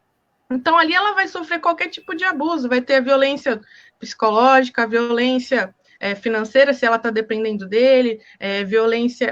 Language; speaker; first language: Portuguese; native; Portuguese